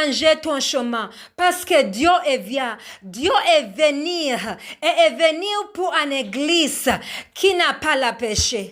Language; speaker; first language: French; non-native, learner; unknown